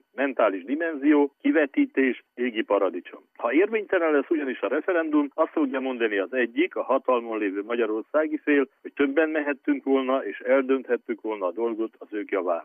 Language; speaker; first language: Hungarian; native; Hungarian